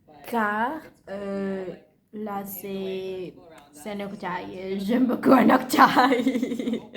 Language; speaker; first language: French; non-native, learner; Spanish